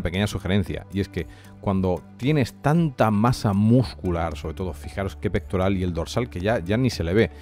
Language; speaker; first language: Spanish; native; Spanish